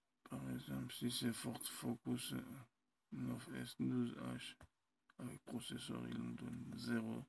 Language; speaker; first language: French; non-native, learner; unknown